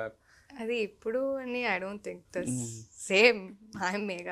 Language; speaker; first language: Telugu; non-native, local second language; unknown